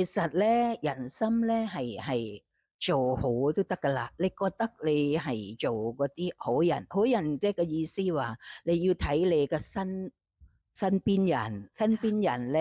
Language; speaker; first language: Cantonese; non-native, fluent; Thai